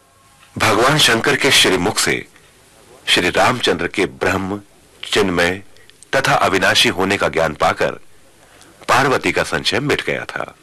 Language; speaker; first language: Hindi; native; Hindi